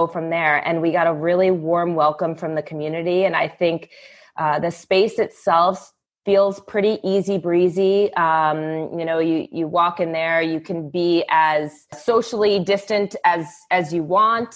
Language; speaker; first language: English; native; English